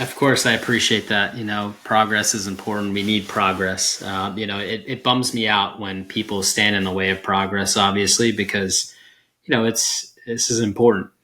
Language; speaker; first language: English; native; English